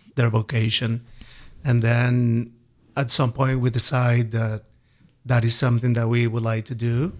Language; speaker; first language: English; non-native, fluent; Spanish